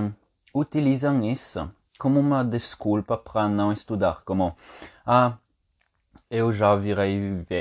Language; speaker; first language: Portuguese; non-native, fluent; Italian